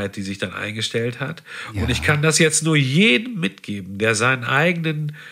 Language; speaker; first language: German; native; German